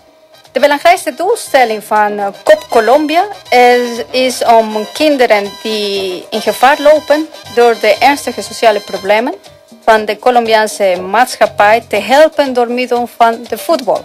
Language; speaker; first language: Dutch; non-native, fluent; Spanish